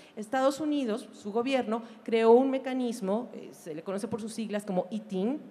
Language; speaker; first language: Spanish; native; Spanish